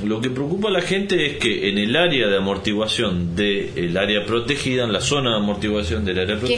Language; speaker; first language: Spanish; native; Spanish